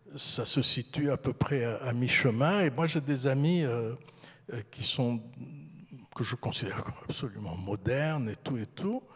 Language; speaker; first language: French; early bilingual, heritage; French